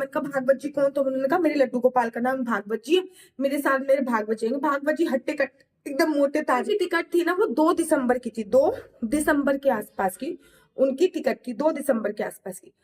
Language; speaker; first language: Hindi; native; Hindi